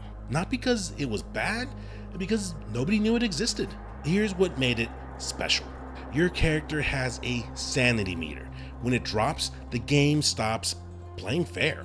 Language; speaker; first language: English; native; English